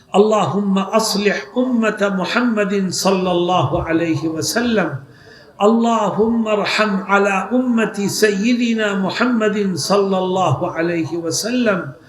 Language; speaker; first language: Urdu; native; Urdu